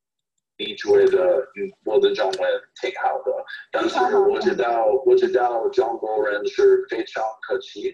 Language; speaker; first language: Chinese; non-native, fluent; English